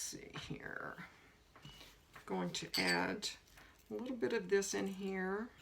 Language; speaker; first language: English; native; English